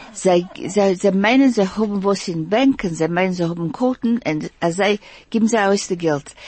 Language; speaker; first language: Yiddish; early bilingual, heritage; Yiddish